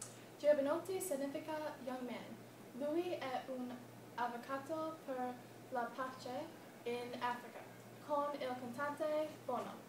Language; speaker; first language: Italian; non-native, learner; English